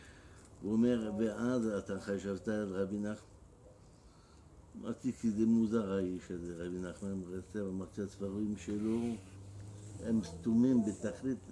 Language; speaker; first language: Hebrew; non-native, fluent; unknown